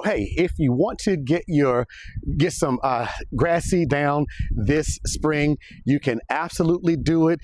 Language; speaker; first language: English; native; English